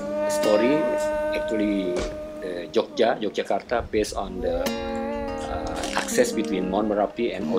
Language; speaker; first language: English; non-native, fluent; Indonesian